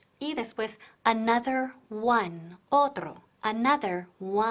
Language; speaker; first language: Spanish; non-native, fluent; English